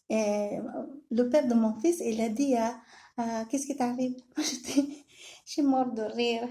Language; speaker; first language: French; non-native, learner; Filipino